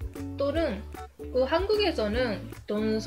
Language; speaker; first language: Korean; non-native, learner; Japanese